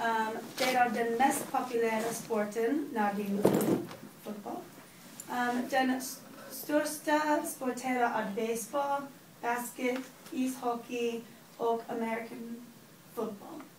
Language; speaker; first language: Swedish; non-native, learner; English